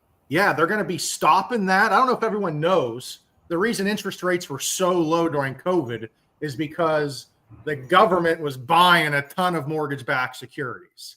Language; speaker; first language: English; native; English